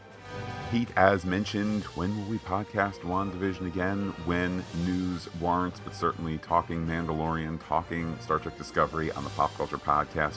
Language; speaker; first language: English; native; English